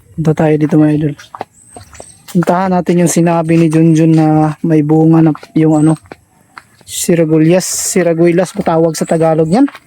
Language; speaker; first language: Filipino; non-native, local second language; Cebuano